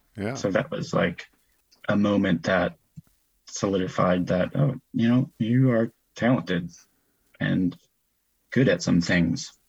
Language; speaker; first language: English; native; English